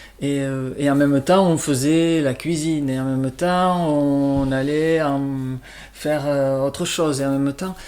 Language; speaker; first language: French; native; French